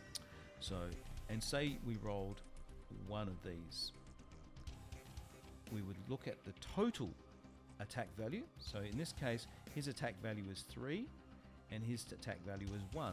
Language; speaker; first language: English; native; English